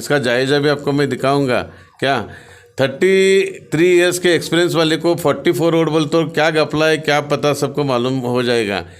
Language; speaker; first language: Hindi; non-native, local second language; Marathi